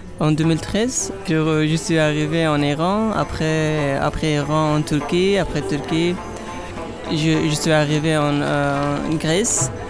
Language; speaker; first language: French; non-native, learner; Persian